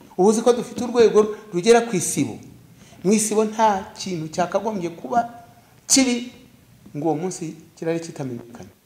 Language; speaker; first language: Kinyarwanda; native; Kinyarwanda